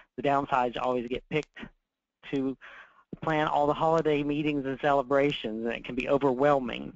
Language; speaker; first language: English; native; English